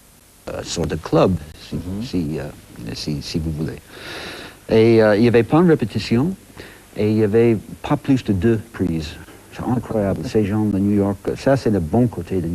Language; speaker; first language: French; non-native, fluent; English